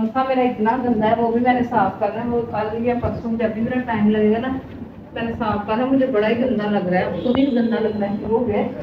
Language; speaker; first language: Urdu; non-native, local second language; Punjabi